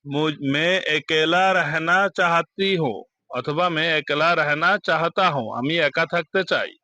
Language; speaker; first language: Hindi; non-native, fluent; Bangla